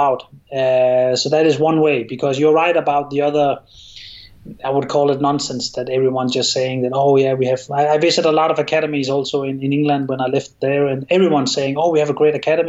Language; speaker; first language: English; non-native, fluent; Danish